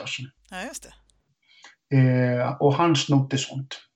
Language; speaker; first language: Swedish; non-native, fluent; Icelandic